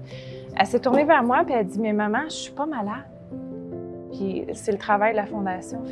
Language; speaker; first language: French; native; French